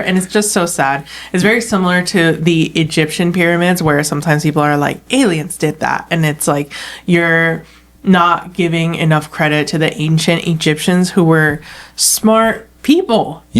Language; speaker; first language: English; native; English